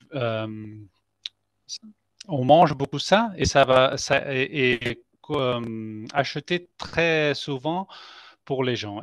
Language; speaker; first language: French; non-native, fluent; Spanish